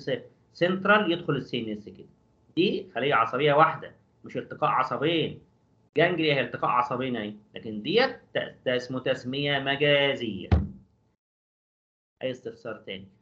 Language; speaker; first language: Arabic; native; Arabic